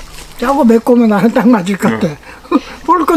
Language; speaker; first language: Korean; native; Korean